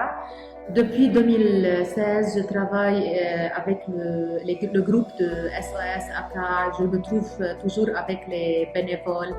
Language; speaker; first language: French; non-native, local second language; Arabic